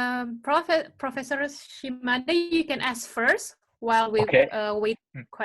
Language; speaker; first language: English; non-native, local second language; Indonesian